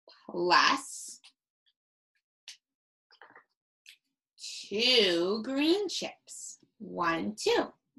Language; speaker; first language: English; native; English